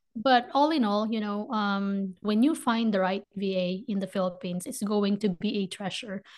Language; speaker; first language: English; non-native, local second language; Filipino